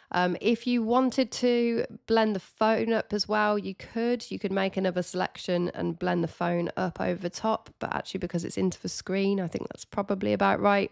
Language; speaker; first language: English; native; English